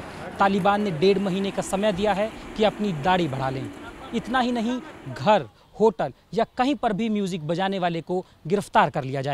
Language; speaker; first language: Hindi; native; Hindi